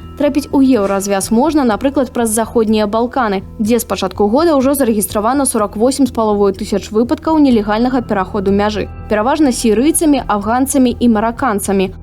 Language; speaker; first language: Belarusian; native; Belarusian